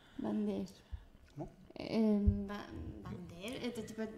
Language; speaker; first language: Russian; early bilingual, heritage; Russian